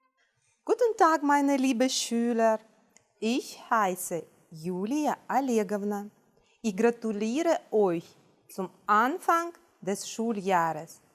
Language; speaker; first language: German; non-native, fluent; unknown